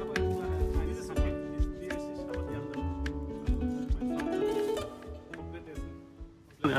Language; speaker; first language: German; non-native, learner; Bangla